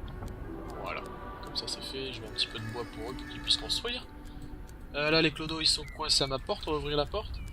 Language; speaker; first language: French; native; French